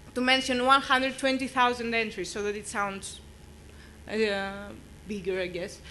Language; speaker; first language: English; non-native, fluent; Greek